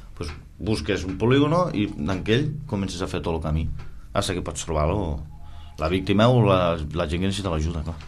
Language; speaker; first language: Catalan; native; Catalan